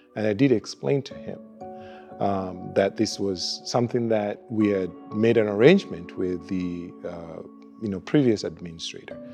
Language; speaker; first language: English; non-native, local second language; Luo (Kenya and Tanzania)